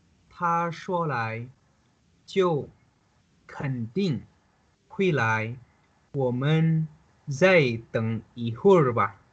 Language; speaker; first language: Chinese; non-native, learner; Indonesian